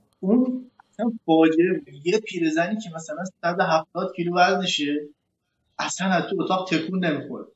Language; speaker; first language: Persian; native; Persian